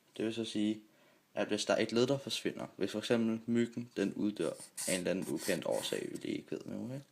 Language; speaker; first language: Danish; native; Danish